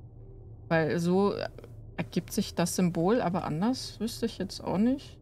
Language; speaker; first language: German; native; German